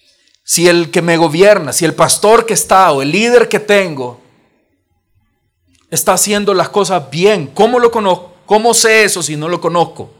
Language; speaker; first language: Spanish; native; Spanish